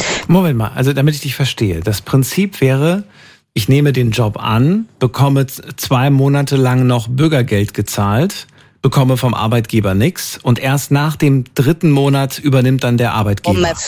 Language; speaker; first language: German; native; German